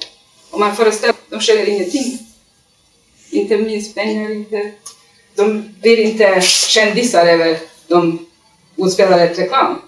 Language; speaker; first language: Swedish; non-native, learner; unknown